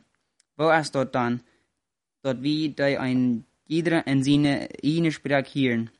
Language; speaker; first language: German; non-native, learner; Plautdietsch